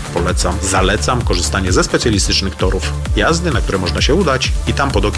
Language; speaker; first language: Polish; native; Polish